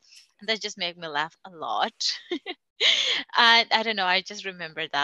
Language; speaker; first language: English; non-native, learner; Spanish